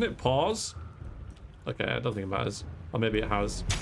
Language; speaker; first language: English; native; English